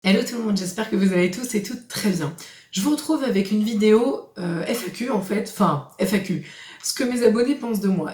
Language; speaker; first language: French; native; French